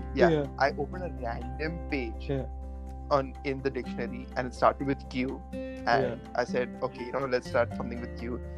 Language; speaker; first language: English; non-native, local second language; Marathi